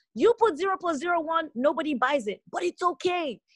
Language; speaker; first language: English; non-native, local second language; Igbo